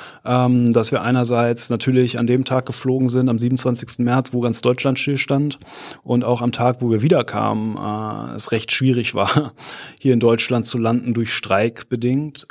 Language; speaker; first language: German; native; German